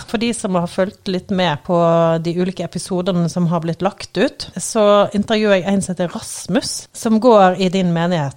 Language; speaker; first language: Norwegian; native; Norwegian